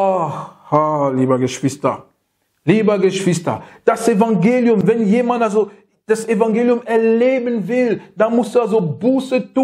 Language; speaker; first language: German; non-native, learner; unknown